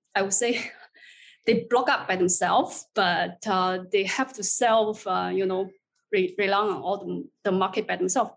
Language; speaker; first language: English; non-native, fluent; Chinese